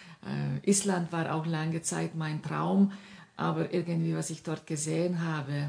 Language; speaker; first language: German; non-native, fluent; Lithuanian